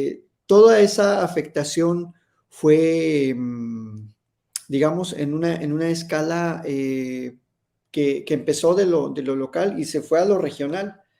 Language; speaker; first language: Spanish; native; Spanish